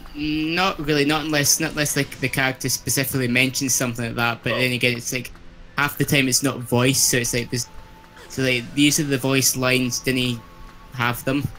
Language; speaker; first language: English; native; English